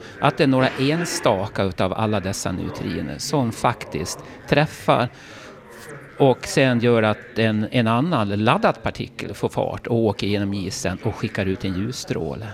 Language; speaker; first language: Swedish; native; Swedish